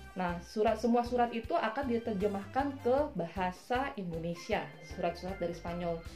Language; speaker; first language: Indonesian; native; Indonesian